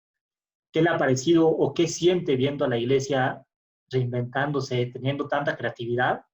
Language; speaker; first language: Spanish; native; Spanish